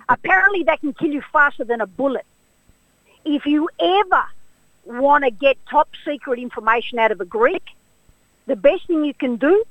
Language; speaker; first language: English; early bilingual, other home language; Greek